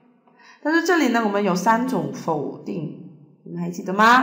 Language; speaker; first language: Chinese; non-native, fluent; Vietnamese